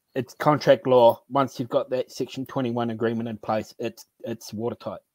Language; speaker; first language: English; native; English